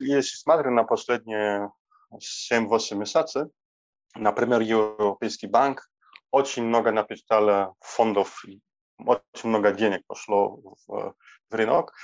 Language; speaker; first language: Russian; non-native, learner; Polish